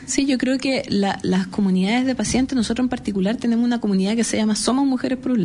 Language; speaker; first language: Spanish; native; Spanish